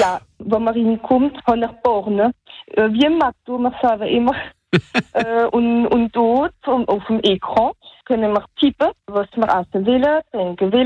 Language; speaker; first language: German; non-native, local second language; French